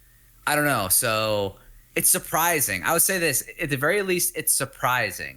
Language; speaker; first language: English; native; English